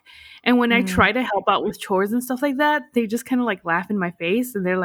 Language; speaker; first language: English; early bilingual, other home language; Spanish